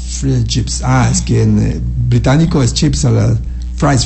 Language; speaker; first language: Spanish; native; Spanish